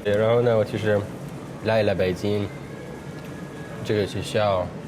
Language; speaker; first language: Chinese; non-native, learner; Arabic